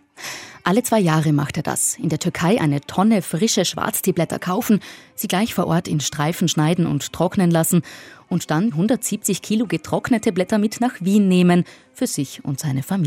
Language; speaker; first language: German; native; German